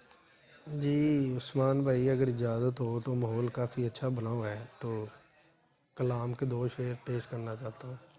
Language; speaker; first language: Hindi; non-native, local second language; Punjabi